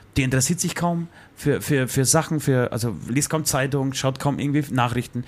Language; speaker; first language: German; early bilingual, other home language; Polish